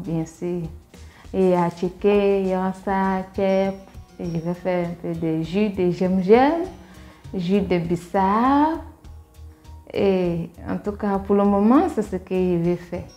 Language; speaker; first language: French; non-native, learner; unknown